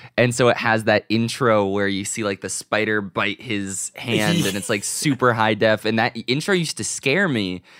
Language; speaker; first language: English; native; English